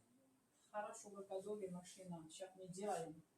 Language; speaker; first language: Russian; non-native, learner; Chinese